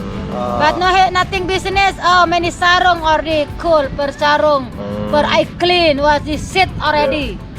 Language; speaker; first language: English; non-native, learner; Sasak